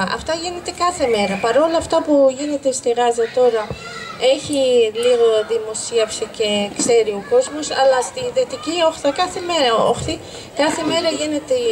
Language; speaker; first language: Greek; non-native, fluent; Arabic